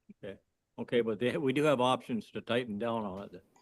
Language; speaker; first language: English; native; English